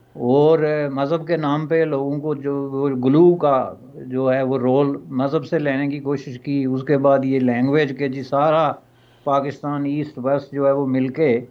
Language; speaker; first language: Urdu; non-native, local second language; Pahari-Potwari